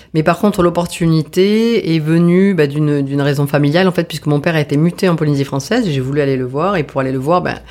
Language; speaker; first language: French; native; French